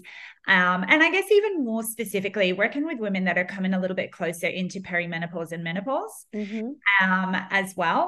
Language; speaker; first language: English; native; English